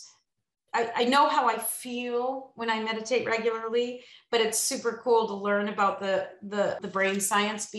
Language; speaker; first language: English; native; English